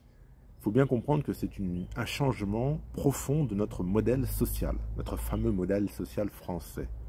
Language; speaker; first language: French; native; French